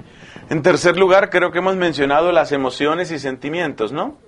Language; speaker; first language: Spanish; native; Spanish